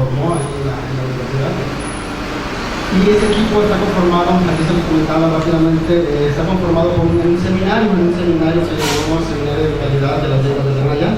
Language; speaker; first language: Spanish; native; Spanish